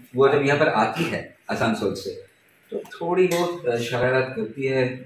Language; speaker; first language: Hindi; non-native, local second language; Bangla